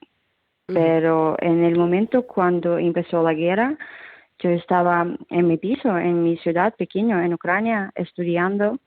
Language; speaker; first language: Spanish; non-native, fluent; Ukrainian